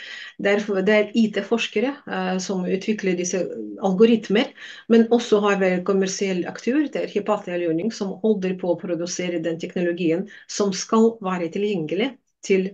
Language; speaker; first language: Norwegian; non-native, fluent; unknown